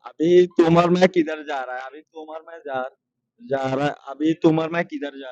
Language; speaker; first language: Hindi; non-native, learner; Bangla